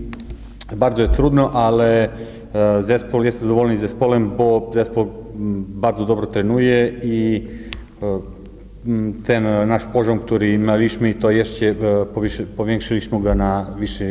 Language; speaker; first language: Polish; non-native, learner; Serbian